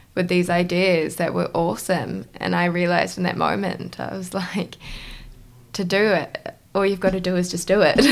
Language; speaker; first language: English; native; English